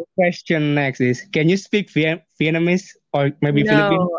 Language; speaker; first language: English; non-native, fluent; Indonesian